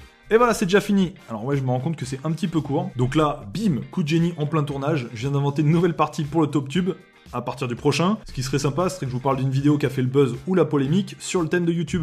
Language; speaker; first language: French; native; French